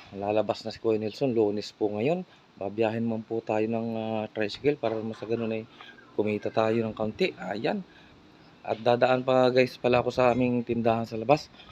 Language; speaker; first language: Filipino; native; Filipino